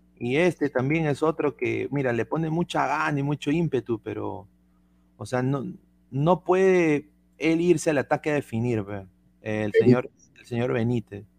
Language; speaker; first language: Spanish; native; Spanish